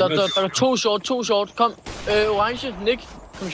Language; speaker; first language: Danish; native; Danish